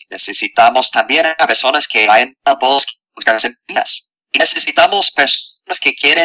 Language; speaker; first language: Spanish; non-native, fluent; English